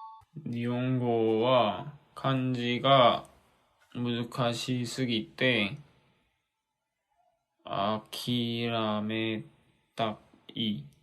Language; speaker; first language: Japanese; non-native, learner; Korean